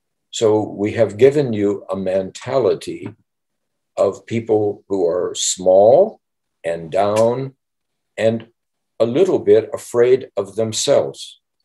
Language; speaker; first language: English; native; English